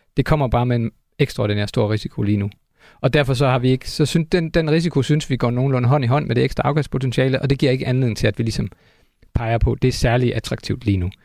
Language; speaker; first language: Danish; native; Danish